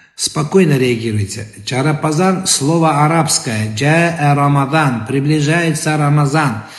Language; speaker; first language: Russian; non-native, local second language; Kazakh